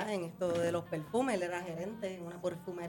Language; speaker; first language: Spanish; native; Spanish